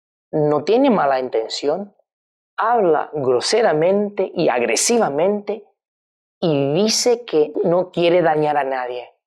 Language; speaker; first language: Spanish; non-native, fluent; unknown